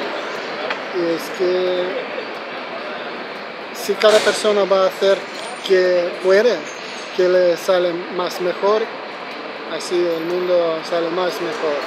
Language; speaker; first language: Spanish; non-native, learner; Ukrainian